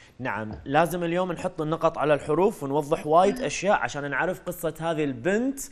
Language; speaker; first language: Arabic; native; Arabic